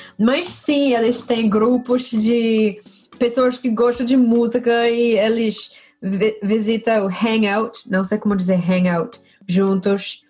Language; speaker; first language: Portuguese; non-native, learner; English